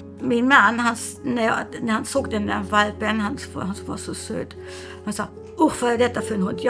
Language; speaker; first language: Swedish; non-native, fluent; German